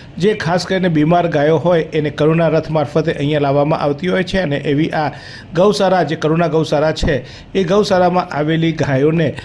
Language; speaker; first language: Gujarati; native; Gujarati